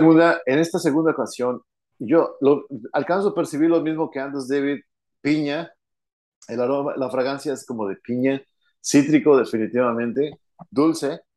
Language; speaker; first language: Spanish; early bilingual, heritage; Spanish